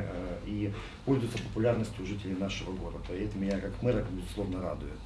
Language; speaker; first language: Russian; native; Russian